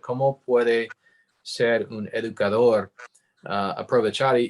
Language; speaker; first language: Spanish; non-native, fluent; English